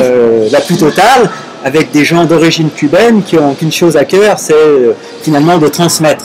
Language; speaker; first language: French; native; French